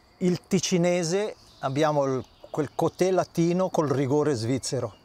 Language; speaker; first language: Italian; native; Italian